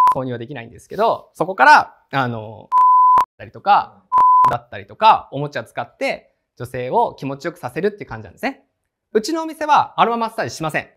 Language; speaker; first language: Japanese; native; Japanese